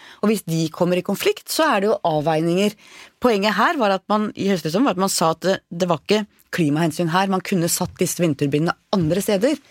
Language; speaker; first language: Norwegian; native; Norwegian